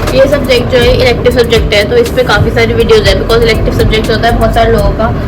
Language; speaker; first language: Hindi; native; Hindi